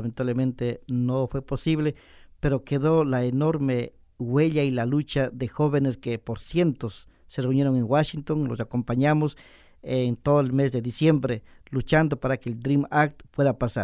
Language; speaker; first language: Spanish; native; Spanish